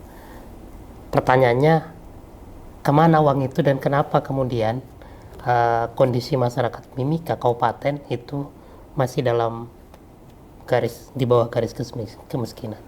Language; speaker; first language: Malay; native; Malay